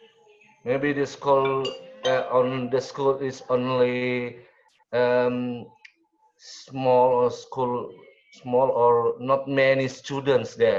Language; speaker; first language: English; non-native, learner; Indonesian